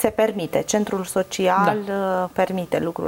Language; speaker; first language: Romanian; native; Romanian